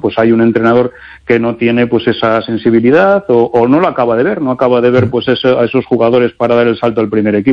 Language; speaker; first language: Spanish; native; Spanish